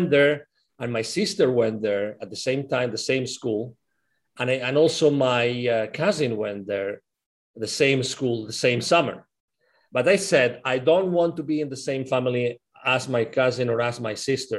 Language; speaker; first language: English; non-native, fluent; Spanish